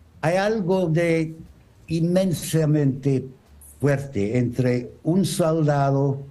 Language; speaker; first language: Spanish; non-native, learner; French